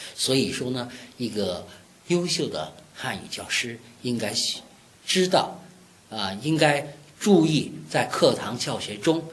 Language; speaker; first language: Chinese; native; Chinese